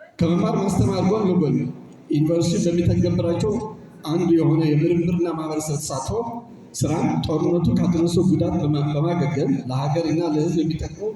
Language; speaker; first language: Amharic; non-native, local second language; Tigrinya